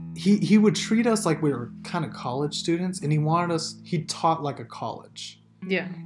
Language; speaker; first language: English; native; English